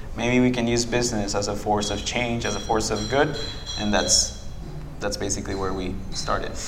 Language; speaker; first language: English; non-native, fluent; Spanish